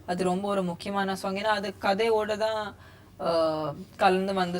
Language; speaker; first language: Tamil; non-native, fluent; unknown